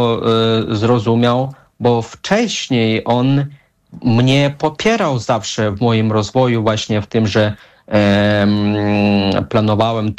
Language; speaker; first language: Polish; non-native, fluent; Russian